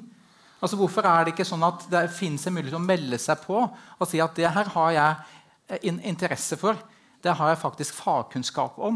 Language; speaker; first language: Norwegian; native; Norwegian